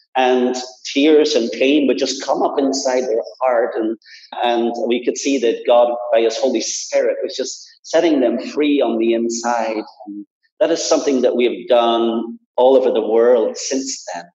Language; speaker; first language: English; native; English